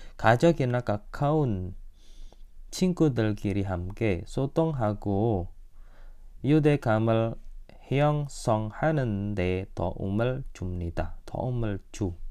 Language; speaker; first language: Korean; non-native, fluent; Indonesian